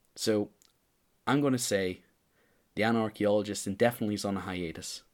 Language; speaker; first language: English; native; English